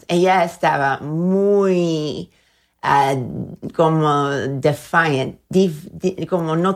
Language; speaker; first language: Spanish; early bilingual, heritage; Spanish